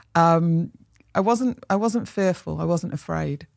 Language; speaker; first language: English; native; English